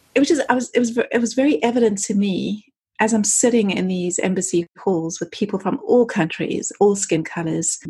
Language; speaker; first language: English; native; English